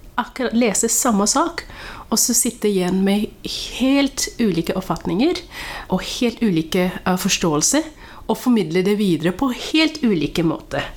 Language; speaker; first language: Norwegian; early bilingual, other home language; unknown